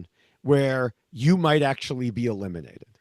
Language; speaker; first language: English; native; English